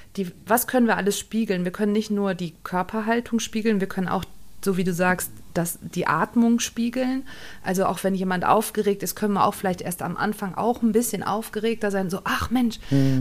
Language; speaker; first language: German; native; German